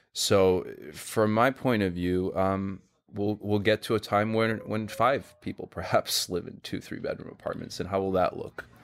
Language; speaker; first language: English; non-native, fluent; Swedish